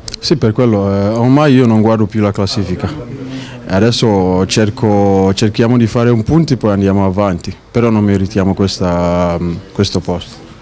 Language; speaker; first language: Italian; non-native, learner; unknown